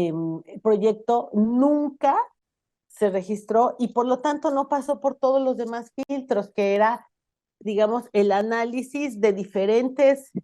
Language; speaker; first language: Spanish; native; Spanish